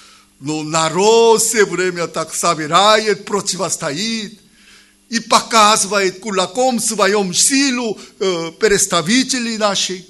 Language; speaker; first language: Russian; non-native, learner; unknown